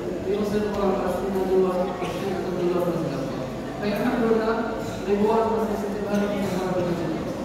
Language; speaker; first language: Indonesian; non-native, learner; Arabic